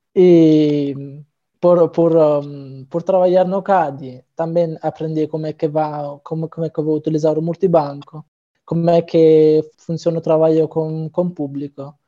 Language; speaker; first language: Portuguese; non-native, fluent; Italian